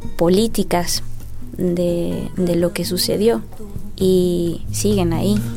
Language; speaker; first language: Spanish; native; Spanish